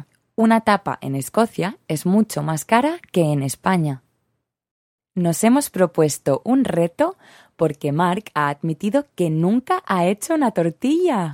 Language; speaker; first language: Spanish; native; Spanish